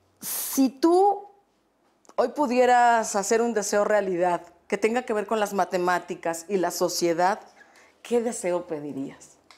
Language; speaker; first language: Spanish; native; Spanish